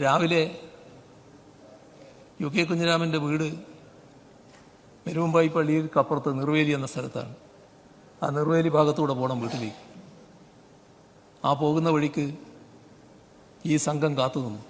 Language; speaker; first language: Malayalam; native; Malayalam